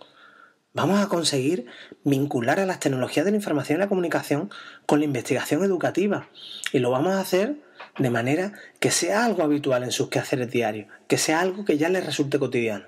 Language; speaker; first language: Spanish; native; Spanish